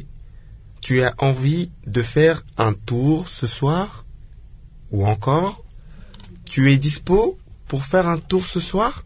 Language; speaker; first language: French; non-native, local second language; Lingala